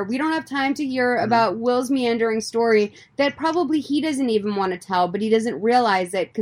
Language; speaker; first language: English; native; English